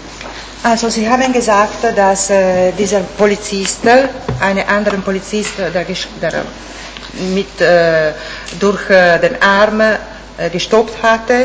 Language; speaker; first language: German; non-native, fluent; Italian